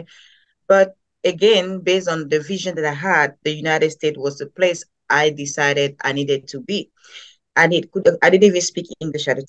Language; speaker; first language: English; non-native, local second language; French